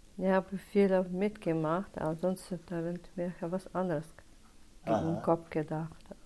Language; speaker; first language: German; non-native, learner; Russian